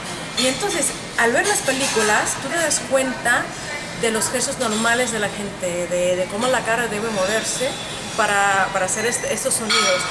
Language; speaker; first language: Spanish; non-native, fluent; English